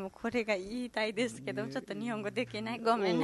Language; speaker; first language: Japanese; non-native, learner; Nepali